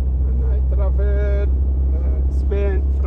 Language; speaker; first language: English; non-native, learner; Arabic